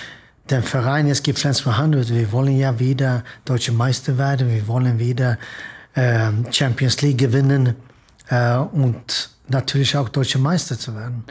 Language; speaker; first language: German; non-native, fluent; Swedish